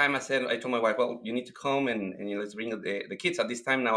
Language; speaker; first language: English; non-native, fluent; Spanish